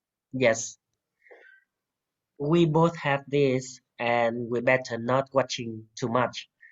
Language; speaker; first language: English; non-native, fluent; Vietnamese